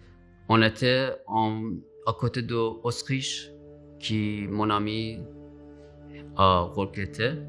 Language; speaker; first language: French; non-native, learner; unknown